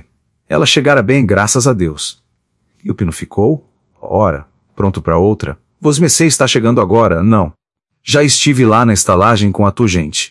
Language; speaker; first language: Portuguese; native; Portuguese